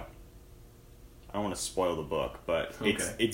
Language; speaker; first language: English; native; English